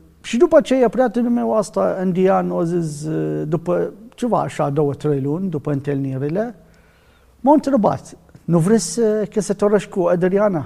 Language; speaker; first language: Romanian; non-native, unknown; Arabic